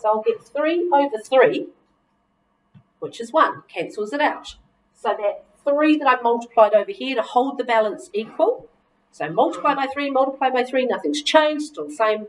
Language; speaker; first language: English; native; English